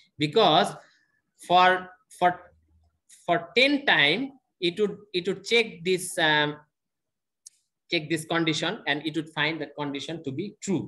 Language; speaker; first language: English; non-native, local second language; Bangla